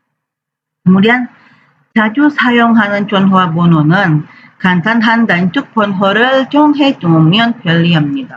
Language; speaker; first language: Korean; non-native, fluent; Indonesian